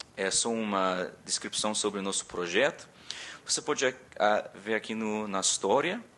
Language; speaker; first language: Portuguese; early bilingual, other home language; English